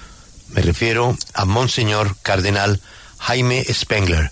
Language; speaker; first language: Spanish; native; Spanish